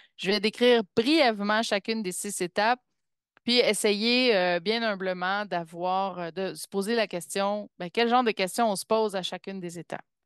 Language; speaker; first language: French; native; French